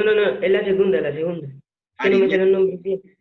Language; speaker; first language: Spanish; native; Spanish